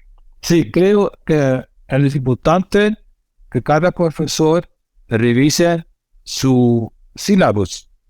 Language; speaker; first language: Spanish; non-native, fluent; Dutch